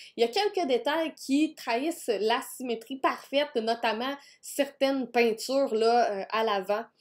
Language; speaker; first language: French; native; French